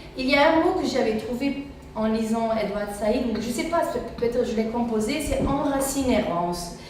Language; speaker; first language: French; non-native, fluent; Arabic